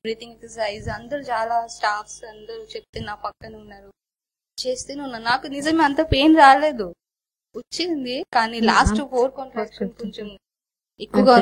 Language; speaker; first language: Telugu; non-native, learner; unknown